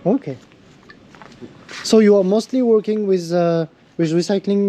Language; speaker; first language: English; non-native, fluent; French